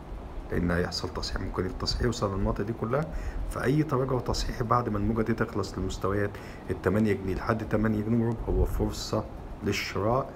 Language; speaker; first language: Arabic; native; Arabic